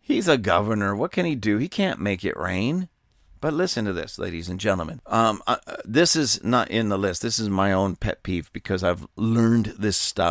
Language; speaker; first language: English; native; English